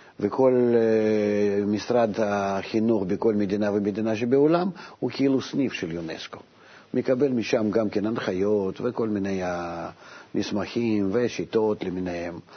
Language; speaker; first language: Hebrew; non-native, fluent; Russian